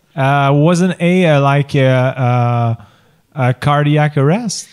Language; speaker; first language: English; non-native, fluent; French